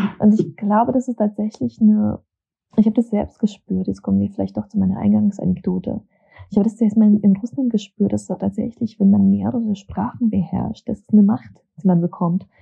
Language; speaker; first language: German; early bilingual, other home language; Russian